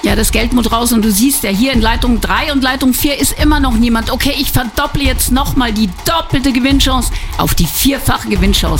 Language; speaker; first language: German; native; German